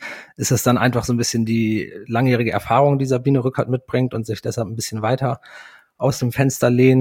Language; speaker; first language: German; native; German